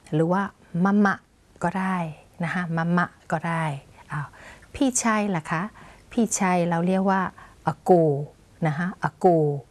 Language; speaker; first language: Thai; non-native, fluent; Burmese